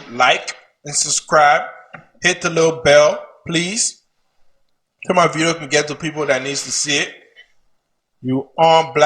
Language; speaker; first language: English; native; English